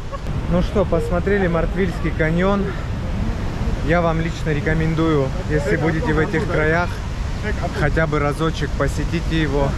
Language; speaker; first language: Russian; native; Russian